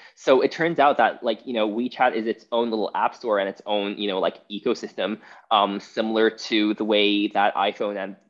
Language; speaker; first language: English; non-native, fluent; Chinese